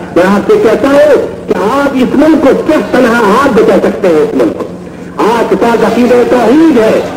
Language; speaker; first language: Urdu; native; Urdu